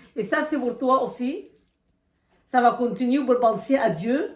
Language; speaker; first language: French; non-native, learner; Arabic